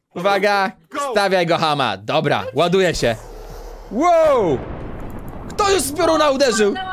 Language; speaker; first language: Polish; native; Polish